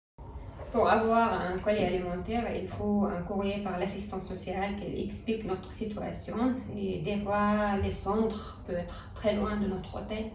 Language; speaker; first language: French; non-native, learner; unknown